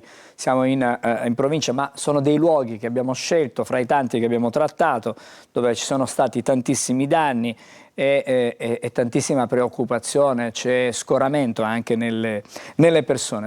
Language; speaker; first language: Italian; native; Italian